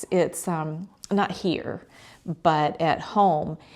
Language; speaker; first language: English; native; English